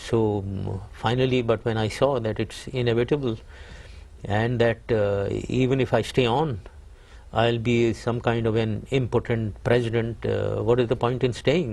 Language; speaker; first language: English; non-native, local second language; Urdu